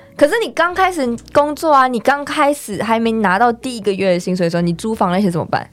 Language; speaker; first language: Chinese; native; Chinese